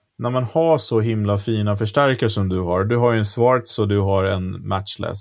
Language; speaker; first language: Swedish; native; Swedish